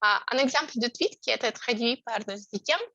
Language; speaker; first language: French; non-native, fluent; Russian